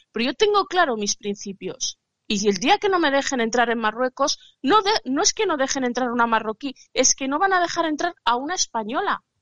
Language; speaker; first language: Spanish; early bilingual, other home language; Arabic